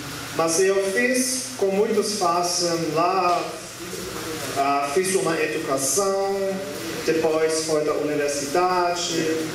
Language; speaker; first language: Portuguese; non-native, learner; German